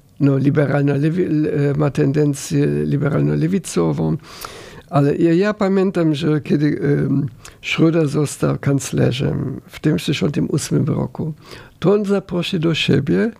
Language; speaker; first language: Polish; non-native, fluent; German